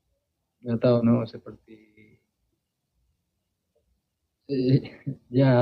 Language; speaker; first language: Indonesian; non-native, fluent; Spanish